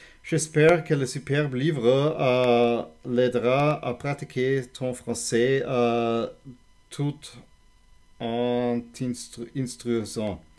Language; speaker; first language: French; non-native, learner; German